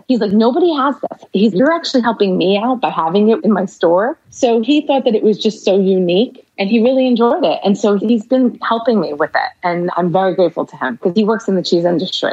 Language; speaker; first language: English; early bilingual, other home language; Arabic